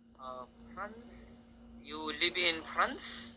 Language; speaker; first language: English; non-native, learner; Korean